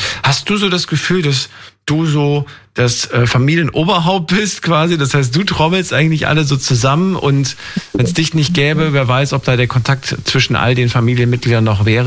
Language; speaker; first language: German; native; German